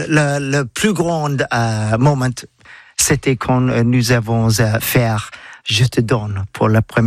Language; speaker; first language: French; non-native, learner; English